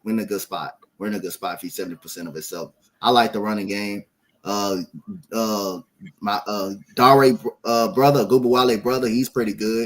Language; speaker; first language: English; native; English